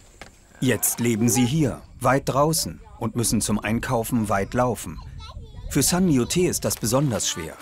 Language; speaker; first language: German; native; German